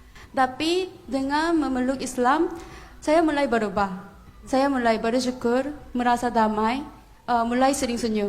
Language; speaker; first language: Indonesian; non-native, fluent; Korean